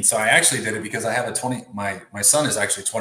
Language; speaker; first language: English; native; English